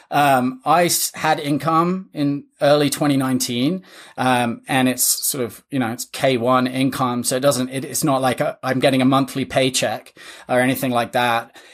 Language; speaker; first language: English; native; English